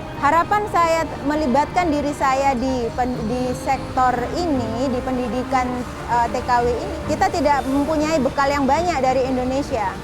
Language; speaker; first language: Indonesian; native; Indonesian